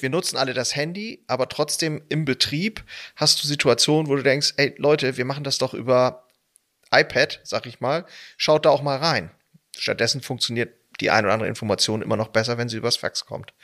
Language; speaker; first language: German; native; German